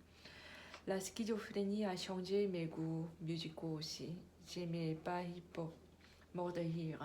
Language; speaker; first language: French; non-native, learner; Korean